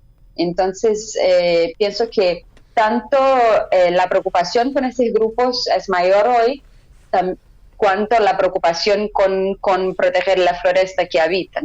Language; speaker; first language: Spanish; non-native, fluent; Portuguese